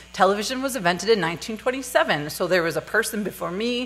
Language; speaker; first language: English; native; English